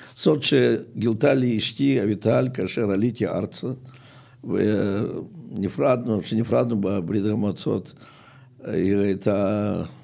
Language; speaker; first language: Hebrew; non-native, fluent; Russian